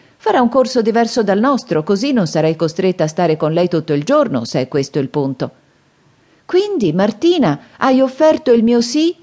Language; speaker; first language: Italian; native; Italian